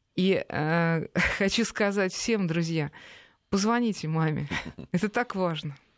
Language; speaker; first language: Russian; native; Russian